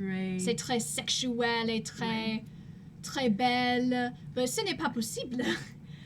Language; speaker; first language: French; non-native, learner; English